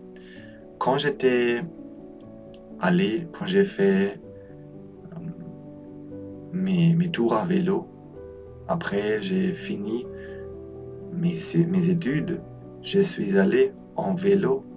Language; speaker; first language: French; non-native, learner; Polish